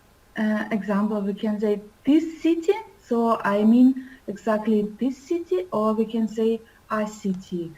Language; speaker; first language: English; non-native, learner; Russian